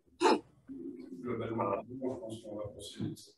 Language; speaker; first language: French; native; French